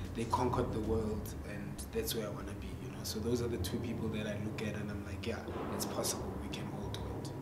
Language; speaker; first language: English; non-native, local second language; Tsonga